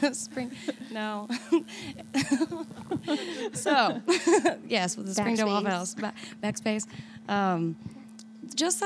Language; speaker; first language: English; native; English